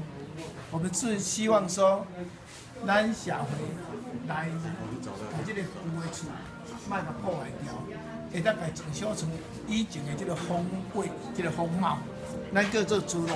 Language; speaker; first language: Chinese; native; Chinese